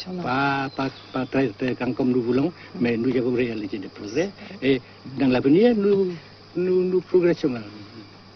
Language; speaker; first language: French; non-native, local second language; Vietnamese